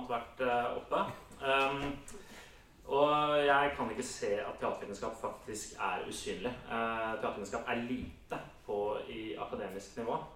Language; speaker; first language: Norwegian; native; Norwegian